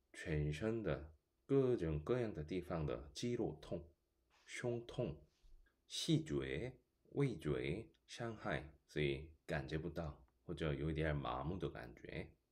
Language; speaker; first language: Chinese; non-native, fluent; Korean